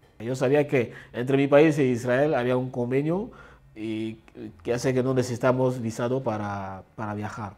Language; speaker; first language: Spanish; non-native, fluent; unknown